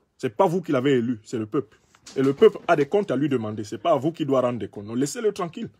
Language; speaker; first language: French; non-native, local second language; Basaa